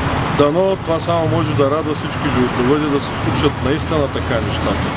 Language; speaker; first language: Bulgarian; native; Bulgarian